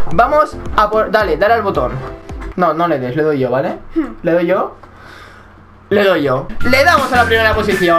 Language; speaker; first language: Spanish; native; Spanish